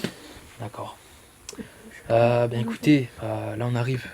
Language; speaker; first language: French; native; French